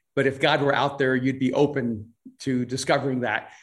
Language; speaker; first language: English; non-native, fluent; Spanish